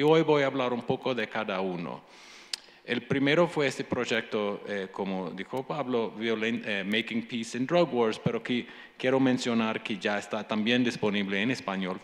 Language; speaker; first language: Spanish; non-native, fluent; English